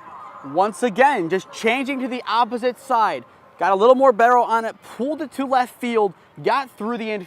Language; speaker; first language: English; native; English